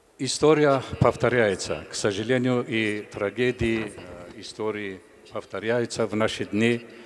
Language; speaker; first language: Russian; non-native, local second language; Tajik